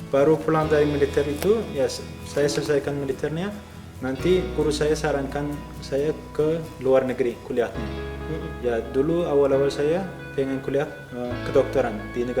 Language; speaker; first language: Indonesian; non-native, fluent; Turkmen